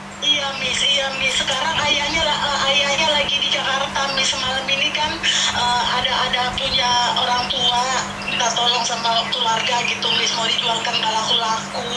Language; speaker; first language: Indonesian; native; Indonesian